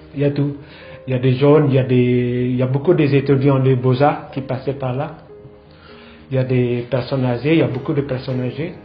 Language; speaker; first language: French; non-native, fluent; Indonesian